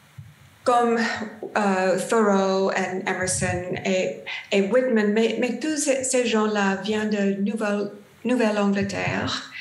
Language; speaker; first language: French; non-native, learner; English